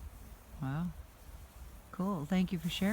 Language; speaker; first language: English; native; English